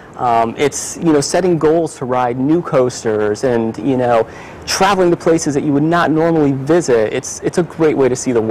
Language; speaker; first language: English; native; English